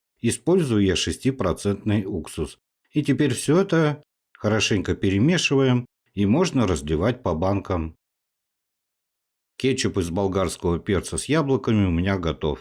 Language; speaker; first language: Russian; native; Russian